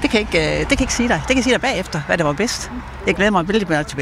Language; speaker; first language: Danish; native; Danish